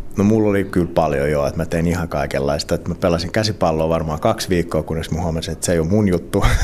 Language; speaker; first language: Finnish; non-native, local second language; Swedish